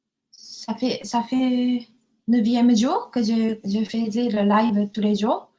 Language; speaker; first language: French; non-native, learner; Japanese